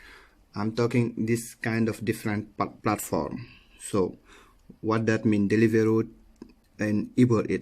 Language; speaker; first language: English; non-native, learner; Wolof